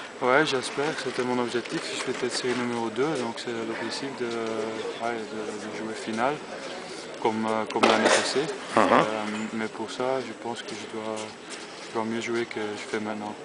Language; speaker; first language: French; non-native, learner; Dutch